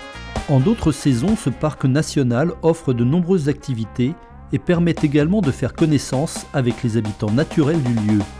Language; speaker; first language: French; native; French